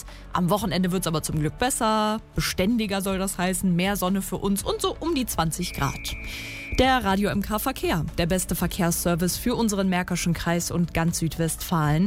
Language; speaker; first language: German; native; German